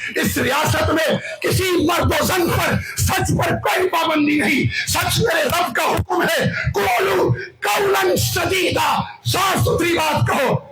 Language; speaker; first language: Urdu; non-native, local second language; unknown